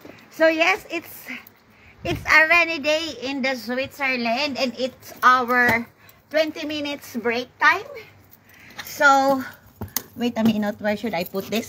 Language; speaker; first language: English; non-native, local second language; Filipino